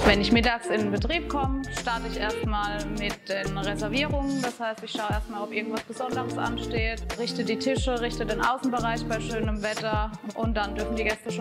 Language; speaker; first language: German; native; German